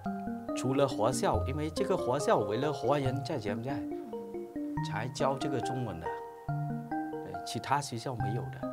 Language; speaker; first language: Chinese; early bilingual, heritage; Chinese